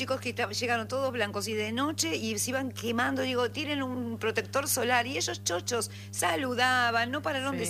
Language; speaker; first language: Spanish; native; Spanish